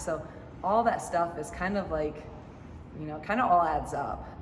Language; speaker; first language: English; native; English